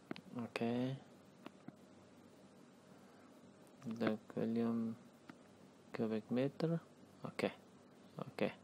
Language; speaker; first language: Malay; non-native, learner; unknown